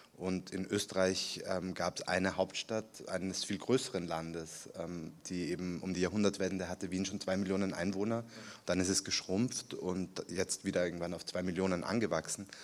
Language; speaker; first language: German; early bilingual, other home language; Spanish